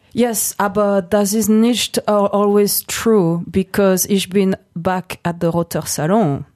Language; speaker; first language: German; non-native, learner; French